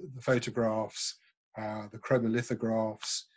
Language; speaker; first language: English; native; English